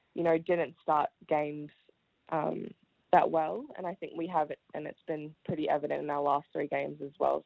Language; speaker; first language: English; native; English